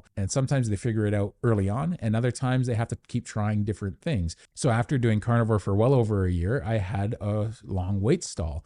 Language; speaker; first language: English; native; English